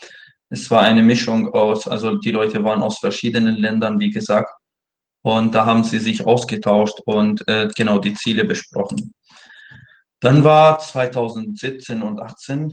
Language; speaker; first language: German; non-native, fluent; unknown